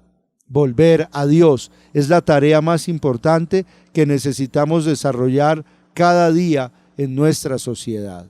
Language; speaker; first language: Spanish; native; Spanish